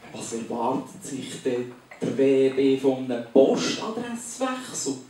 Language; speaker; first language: German; native; German